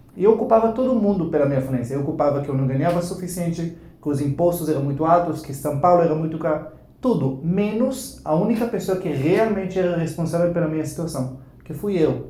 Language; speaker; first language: Portuguese; non-native, fluent; Hebrew